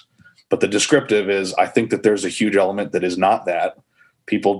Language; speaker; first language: English; native; English